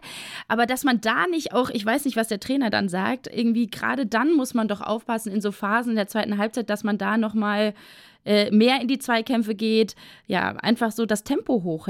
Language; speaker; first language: German; native; German